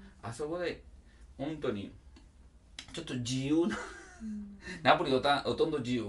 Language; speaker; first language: Japanese; non-native, learner; Italian